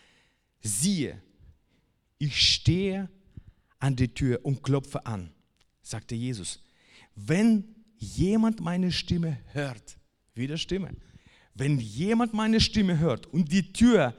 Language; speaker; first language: German; non-native, fluent; Russian